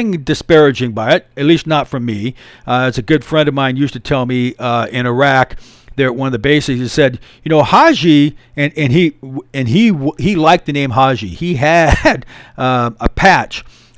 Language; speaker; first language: English; native; English